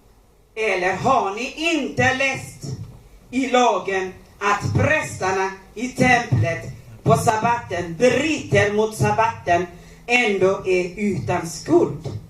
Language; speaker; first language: Swedish; non-native, learner; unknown